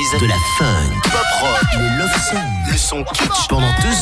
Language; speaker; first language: French; native; French